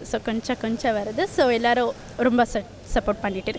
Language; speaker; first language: Tamil; non-native, learner; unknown